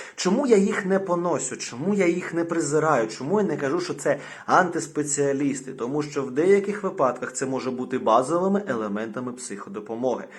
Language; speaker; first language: Ukrainian; non-native, local second language; Russian